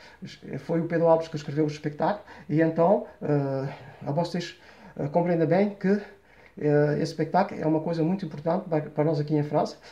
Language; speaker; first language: Portuguese; early bilingual, heritage; Portuguese